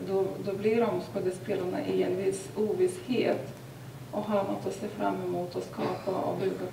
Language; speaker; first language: Swedish; non-native, fluent; Lithuanian